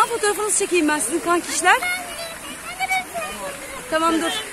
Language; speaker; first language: Turkish; native; Turkish